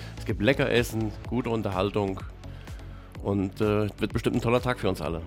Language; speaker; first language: German; native; German